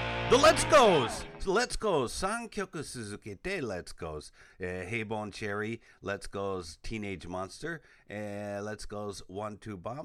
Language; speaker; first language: English; native; English